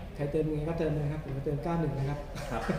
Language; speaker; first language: Thai; native; Thai